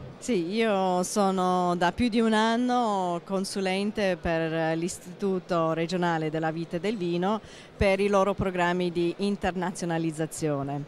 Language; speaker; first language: Italian; non-native, fluent; English